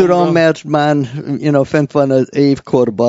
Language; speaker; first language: Hungarian; early bilingual, heritage; Hungarian